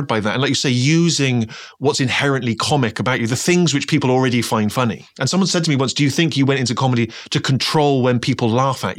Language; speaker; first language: English; native; English